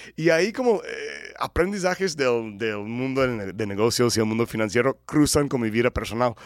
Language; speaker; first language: Spanish; non-native, fluent; English